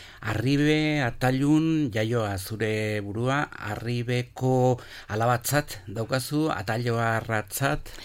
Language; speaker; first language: Basque; native; Basque